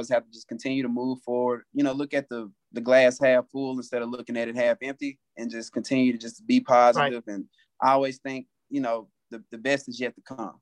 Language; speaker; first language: English; native; English